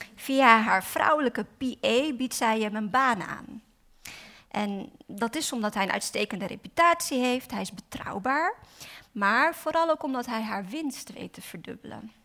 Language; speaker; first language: Dutch; native; Dutch